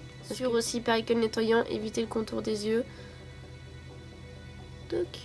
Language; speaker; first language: French; native; French